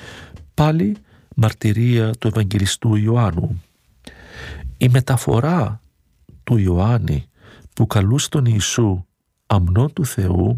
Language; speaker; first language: Greek; native; Greek